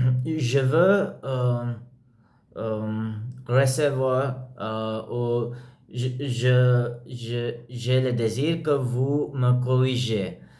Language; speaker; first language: French; non-native, learner; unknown